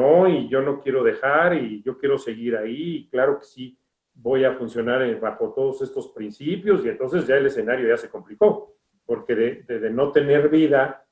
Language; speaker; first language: Spanish; native; Spanish